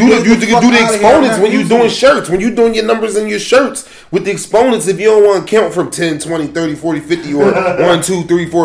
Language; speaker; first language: English; native; English